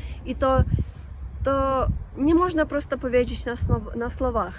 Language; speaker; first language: Polish; non-native, fluent; Russian